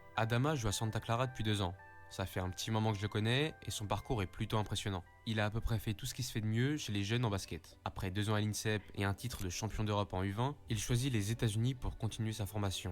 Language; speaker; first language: French; native; French